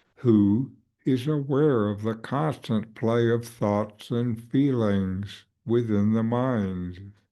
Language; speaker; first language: English; native; English